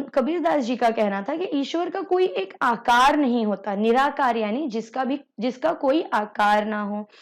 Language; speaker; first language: Hindi; native; Hindi